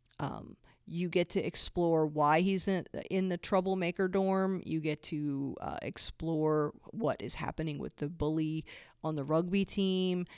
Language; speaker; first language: English; native; English